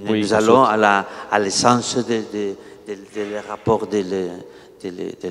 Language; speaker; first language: French; non-native, learner; Catalan